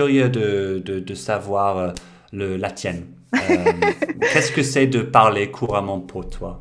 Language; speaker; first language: French; non-native, fluent; English